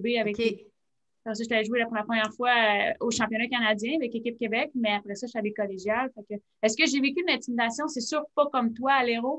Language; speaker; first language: French; native; French